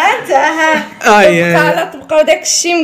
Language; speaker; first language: Arabic; native; Arabic